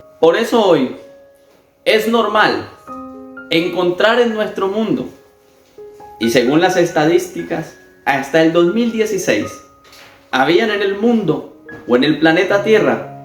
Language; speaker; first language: Spanish; native; Spanish